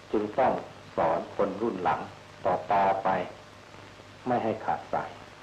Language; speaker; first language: Thai; native; Thai